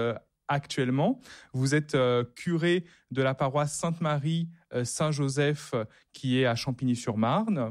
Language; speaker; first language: French; native; French